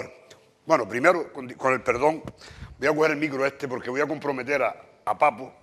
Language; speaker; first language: Spanish; native; Spanish